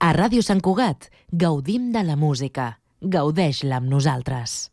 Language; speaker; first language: Catalan; native; Catalan